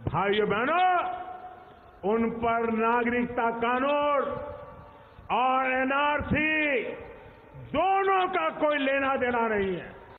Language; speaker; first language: Hindi; non-native, local second language; Gujarati